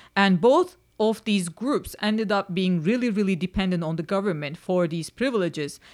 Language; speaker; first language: English; non-native, fluent; Turkish